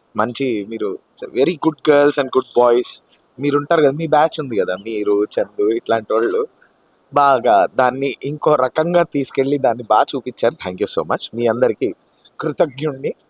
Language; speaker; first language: Telugu; native; Telugu